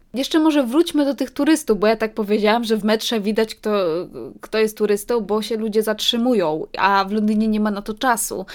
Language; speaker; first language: Polish; early bilingual, heritage; Polish